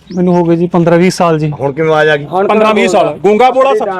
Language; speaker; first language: Punjabi; non-native, local second language; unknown